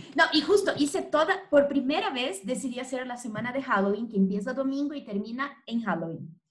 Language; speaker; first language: Spanish; non-native, fluent; Portuguese